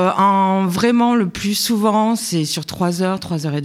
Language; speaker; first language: French; native; French